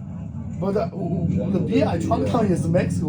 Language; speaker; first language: English; non-native, learner; Chinese